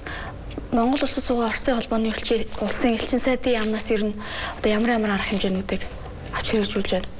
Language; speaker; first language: Mongolian; native; Mongolian